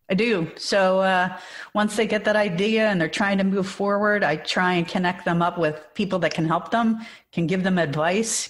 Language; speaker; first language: English; native; English